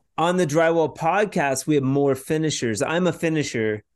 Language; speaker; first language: English; native; English